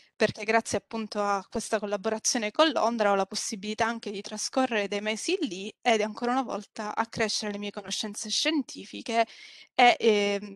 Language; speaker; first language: Italian; native; Italian